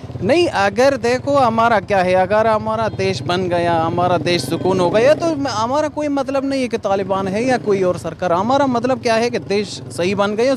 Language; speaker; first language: Hindi; non-native, learner; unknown